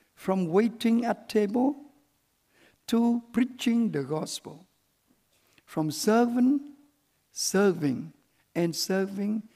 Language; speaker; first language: English; early bilingual, other home language; Vietnamese